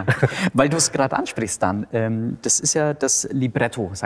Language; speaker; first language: German; native; German